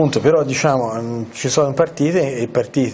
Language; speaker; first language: Italian; native; Italian